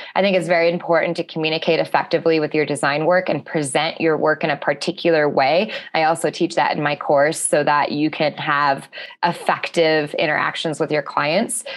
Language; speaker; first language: English; native; English